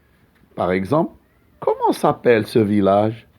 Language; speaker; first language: French; non-native, local second language; Arabic